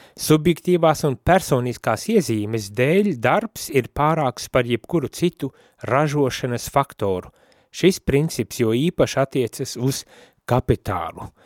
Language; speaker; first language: Latvian; native; Latvian